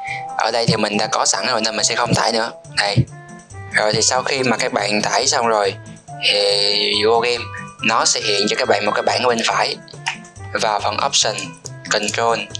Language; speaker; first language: Vietnamese; native; Vietnamese